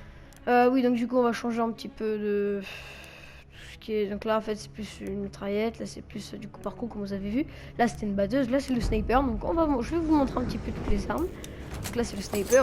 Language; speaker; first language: French; native; French